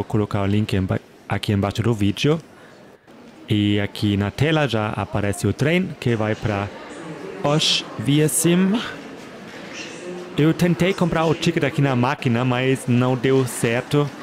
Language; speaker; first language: Portuguese; non-native, fluent; German